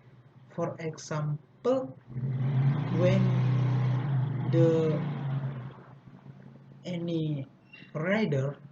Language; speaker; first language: English; non-native, learner; Indonesian